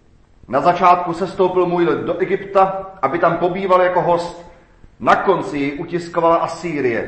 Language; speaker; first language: Czech; native; Czech